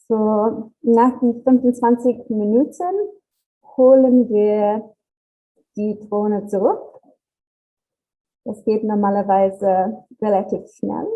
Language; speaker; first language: German; non-native, learner; English